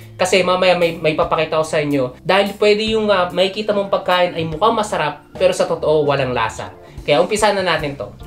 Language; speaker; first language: Filipino; native; Filipino